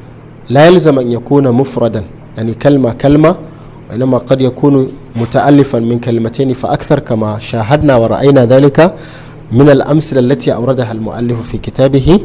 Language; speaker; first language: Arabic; non-native, fluent; Hausa